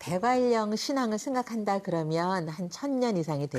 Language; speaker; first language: Korean; native; Korean